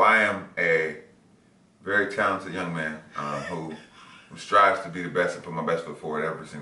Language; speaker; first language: English; native; English